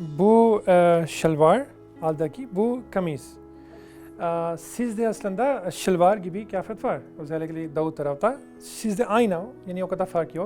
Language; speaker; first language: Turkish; non-native, fluent; Urdu